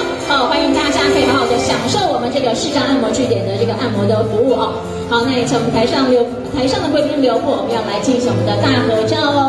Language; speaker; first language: Chinese; native; Chinese